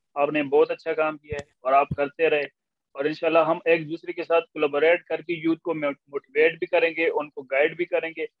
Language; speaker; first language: Urdu; non-native, local second language; Pashto